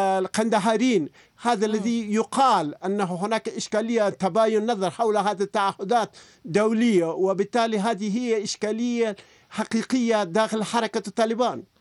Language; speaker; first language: Arabic; non-native, fluent; Persian